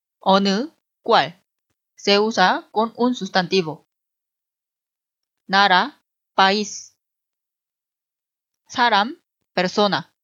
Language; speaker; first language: Spanish; non-native, fluent; Korean